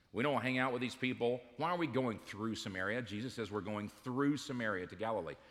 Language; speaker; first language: English; native; English